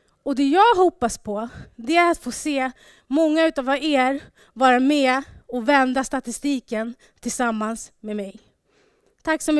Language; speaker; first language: Swedish; early bilingual, other home language; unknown